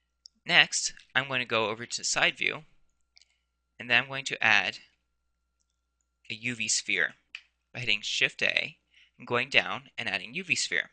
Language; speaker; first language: English; native; English